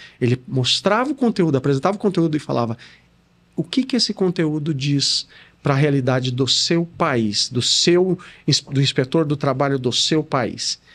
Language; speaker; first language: Portuguese; native; Portuguese